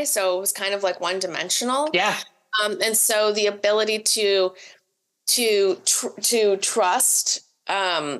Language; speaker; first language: English; native; English